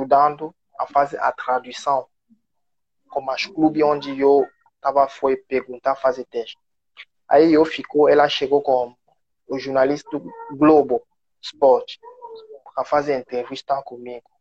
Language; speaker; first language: Portuguese; non-native, learner; French